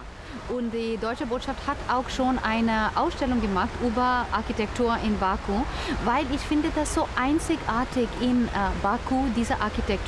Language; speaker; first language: German; non-native, fluent; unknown